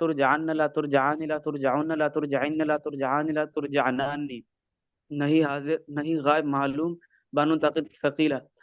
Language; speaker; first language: Arabic; non-native, learner; Urdu